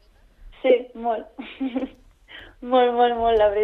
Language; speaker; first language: Catalan; non-native, local second language; Spanish